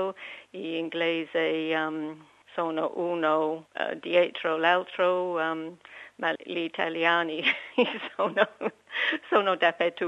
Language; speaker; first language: Italian; non-native, learner; English